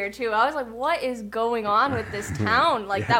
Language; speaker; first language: English; native; English